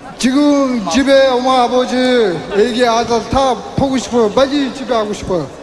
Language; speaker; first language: Korean; non-native, learner; Mongolian